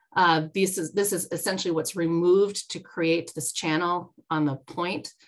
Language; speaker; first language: English; native; English